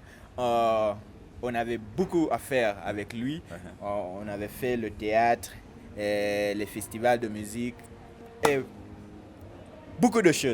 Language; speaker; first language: French; non-native, fluent; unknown